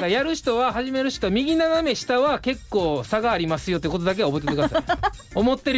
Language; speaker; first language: Japanese; native; Japanese